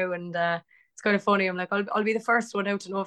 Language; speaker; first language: English; native; English